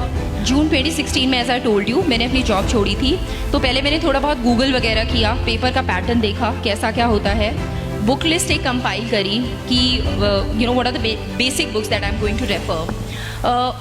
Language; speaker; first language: Hindi; native; Hindi